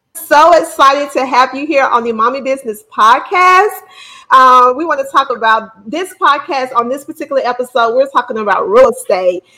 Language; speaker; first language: English; native; English